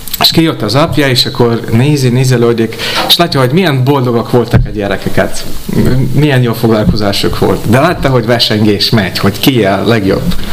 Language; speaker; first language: Hungarian; non-native, fluent; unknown